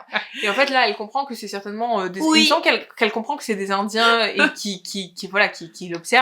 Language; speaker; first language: French; native; French